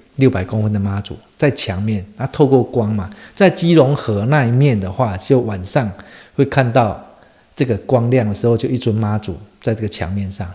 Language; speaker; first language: Chinese; native; Chinese